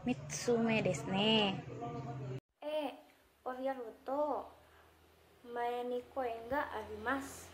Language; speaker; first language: Japanese; non-native, learner; Indonesian